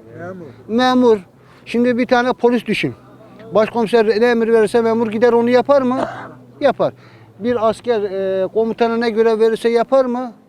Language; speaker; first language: Turkish; native; Turkish